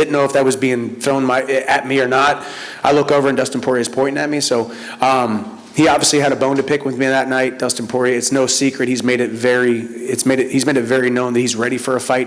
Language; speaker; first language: English; native; English